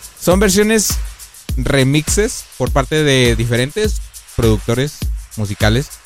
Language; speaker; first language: Spanish; native; Spanish